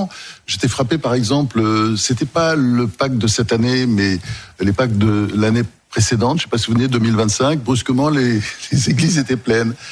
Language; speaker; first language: French; native; French